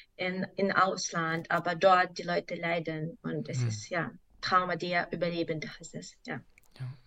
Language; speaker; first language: German; non-native, fluent; Russian